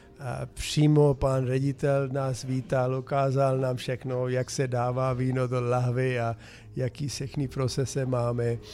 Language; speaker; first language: Czech; non-native, fluent; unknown